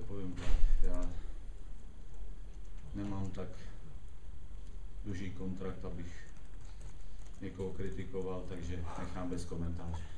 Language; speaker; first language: Polish; non-native, learner; Czech